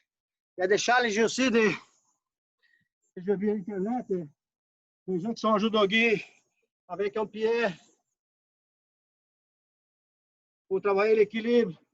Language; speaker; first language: French; non-native, fluent; Portuguese